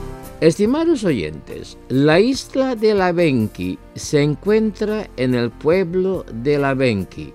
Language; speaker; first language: Spanish; non-native, fluent; Indonesian